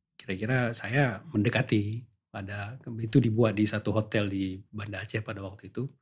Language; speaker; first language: Indonesian; non-native, local second language; Achinese